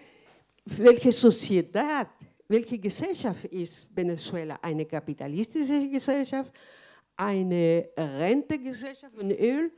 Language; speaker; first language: German; non-native, fluent; Spanish